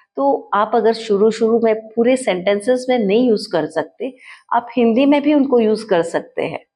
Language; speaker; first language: Hindi; native; Hindi